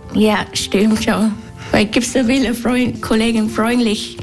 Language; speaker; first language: German; non-native, learner; Vietnamese